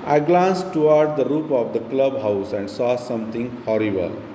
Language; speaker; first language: English; non-native, local second language; Marathi